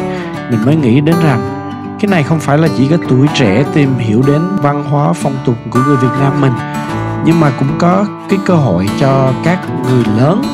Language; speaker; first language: Vietnamese; early bilingual, heritage; Vietnamese